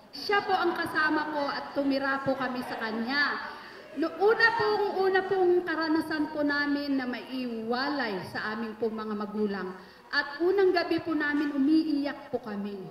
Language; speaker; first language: Filipino; non-native, local second language; Iloko